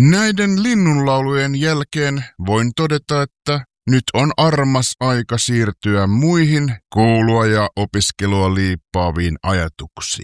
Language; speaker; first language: Finnish; native; Finnish